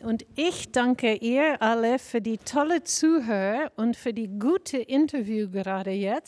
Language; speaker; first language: German; non-native, fluent; English